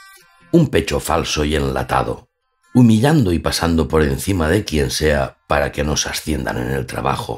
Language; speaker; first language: Spanish; native; Spanish